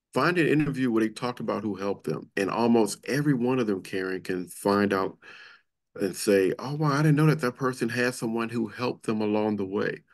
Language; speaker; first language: English; native; English